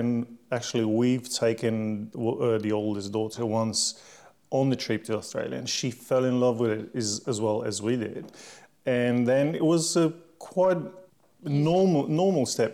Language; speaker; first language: English; non-native, fluent; Slovenian